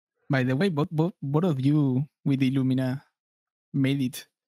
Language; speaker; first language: English; non-native, learner; Spanish